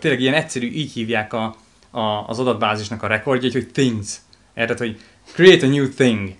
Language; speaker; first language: Hungarian; native; Hungarian